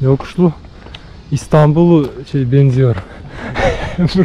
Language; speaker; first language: Turkish; non-native, learner; Bashkir